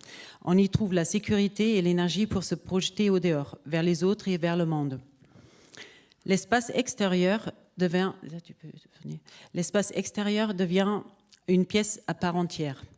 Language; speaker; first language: French; native; French